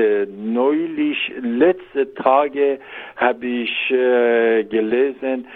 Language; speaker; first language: German; non-native, learner; Persian